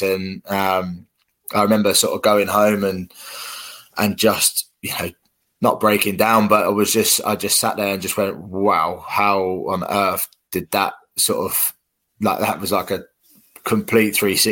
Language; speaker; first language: English; native; English